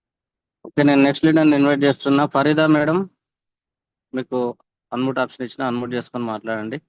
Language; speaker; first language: Telugu; native; Telugu